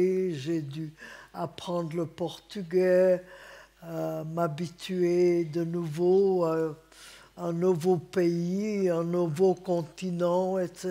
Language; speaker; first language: French; non-native, fluent; Hungarian